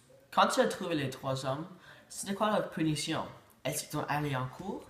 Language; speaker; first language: French; native; French